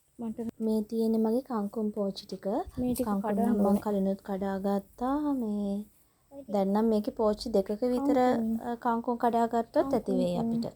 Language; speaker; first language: Sinhala; native; Sinhala